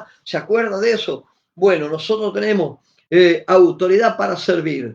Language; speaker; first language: Spanish; native; Spanish